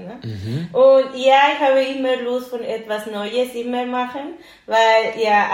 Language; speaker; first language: German; non-native, learner; Spanish